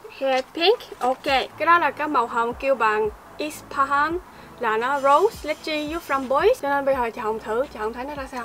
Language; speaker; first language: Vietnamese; early bilingual, heritage; Vietnamese